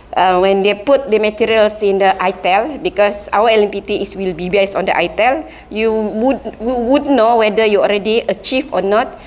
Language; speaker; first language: English; non-native, local second language; Malay